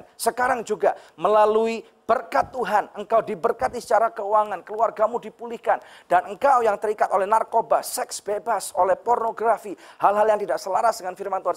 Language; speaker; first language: Indonesian; native; Indonesian